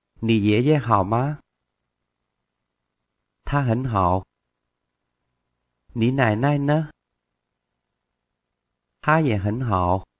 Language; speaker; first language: Chinese; non-native, fluent; Vietnamese